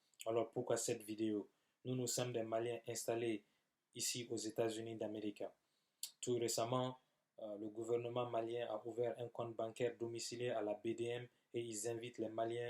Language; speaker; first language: French; non-native, local second language; Bambara